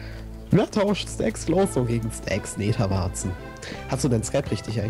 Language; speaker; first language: German; native; German